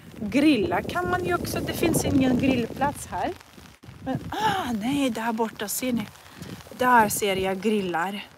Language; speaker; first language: Swedish; non-native, fluent; Russian